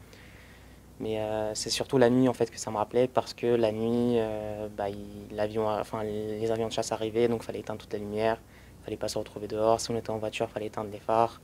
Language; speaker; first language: French; early bilingual, other home language; Arabic